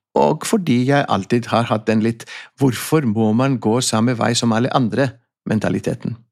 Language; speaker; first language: Norwegian; non-native, fluent; Greek